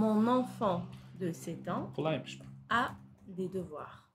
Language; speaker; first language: French; non-native, fluent; Turkish